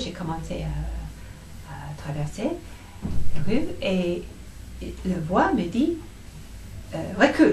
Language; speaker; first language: French; non-native, fluent; English